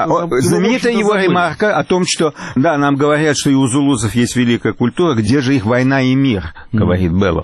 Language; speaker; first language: Russian; native; Russian